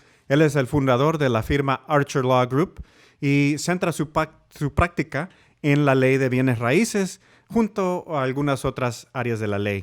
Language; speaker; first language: Spanish; early bilingual, heritage; Spanish